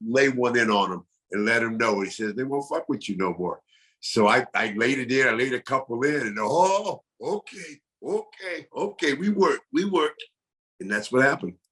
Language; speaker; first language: English; native; English